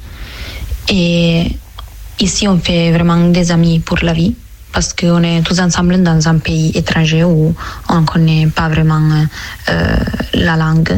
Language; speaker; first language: French; non-native, fluent; Italian